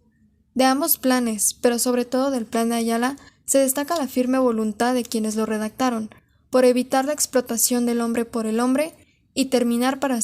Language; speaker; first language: Spanish; native; Spanish